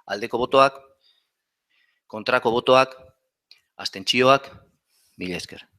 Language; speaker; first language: Basque; non-native, local second language; Spanish